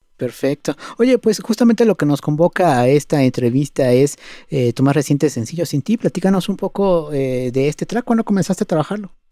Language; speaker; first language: Spanish; native; Spanish